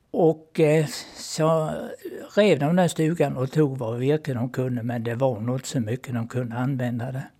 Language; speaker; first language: Swedish; native; Swedish